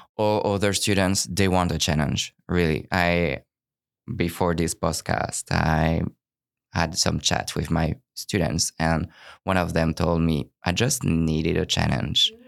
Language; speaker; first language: English; non-native, fluent; French